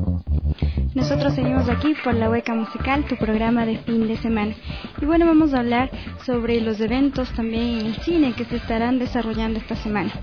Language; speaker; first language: Spanish; native; Spanish